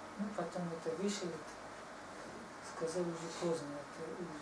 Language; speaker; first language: Russian; non-native, learner; Tajik